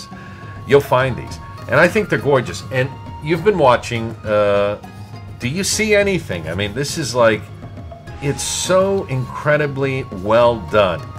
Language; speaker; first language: English; native; English